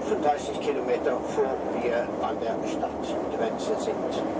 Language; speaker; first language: German; non-native, fluent; Norwegian